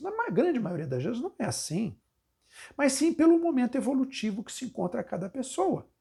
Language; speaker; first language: Portuguese; native; Portuguese